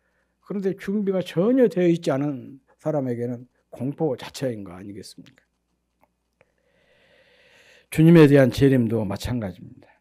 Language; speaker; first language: Korean; native; Korean